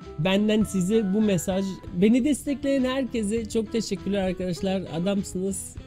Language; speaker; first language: Turkish; early bilingual, heritage; Turkish